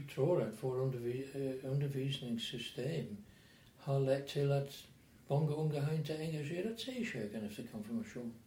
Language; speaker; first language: Swedish; non-native, fluent; English